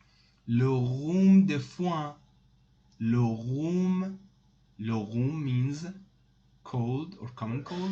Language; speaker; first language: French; non-native, fluent; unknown